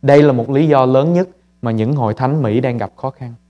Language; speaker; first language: Vietnamese; early bilingual, heritage; Vietnamese